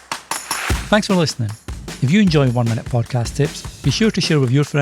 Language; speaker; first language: English; native; English